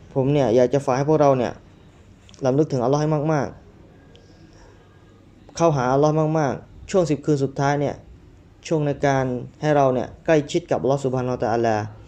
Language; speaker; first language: Thai; non-native, local second language; Malay